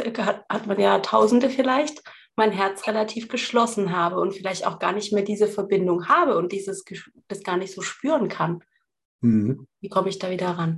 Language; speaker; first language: German; native; German